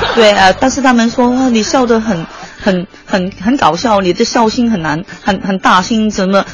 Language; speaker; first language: Chinese; non-native, fluent; Cantonese